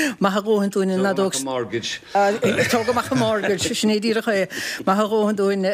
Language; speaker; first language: Irish; native; Irish